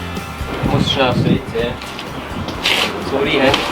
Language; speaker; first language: German; native; German